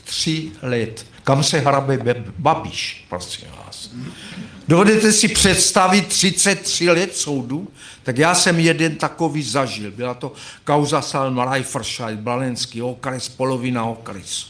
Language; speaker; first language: Czech; native; Czech